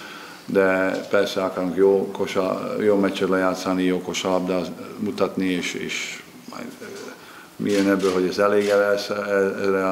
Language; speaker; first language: Hungarian; non-native, fluent; Slovak